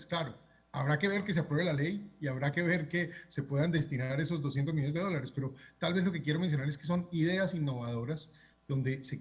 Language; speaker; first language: Spanish; native; Spanish